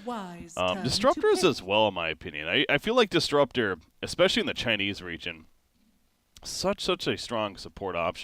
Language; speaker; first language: English; native; English